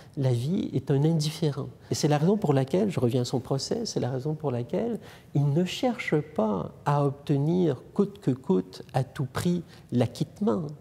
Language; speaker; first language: French; native; French